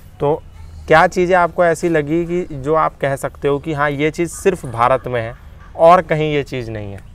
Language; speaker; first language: Hindi; native; Hindi